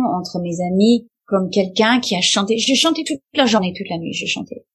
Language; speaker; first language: French; non-native, fluent; English